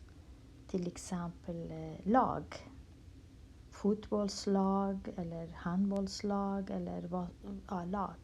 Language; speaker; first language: Swedish; non-native, local second language; Kurdish